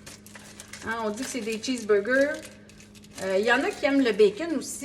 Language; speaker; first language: French; native; French